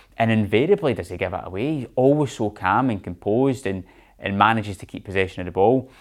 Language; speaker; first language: English; native; English